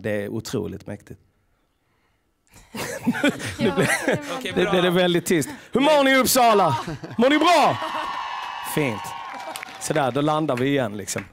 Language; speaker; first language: Swedish; native; Swedish